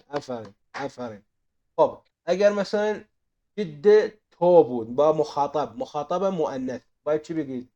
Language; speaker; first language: Persian; non-native, fluent; Arabic